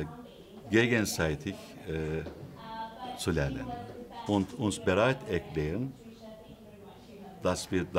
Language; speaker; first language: German; non-native, fluent; Turkish